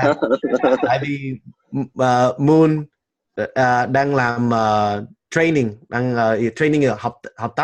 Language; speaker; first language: Vietnamese; non-native, learner; English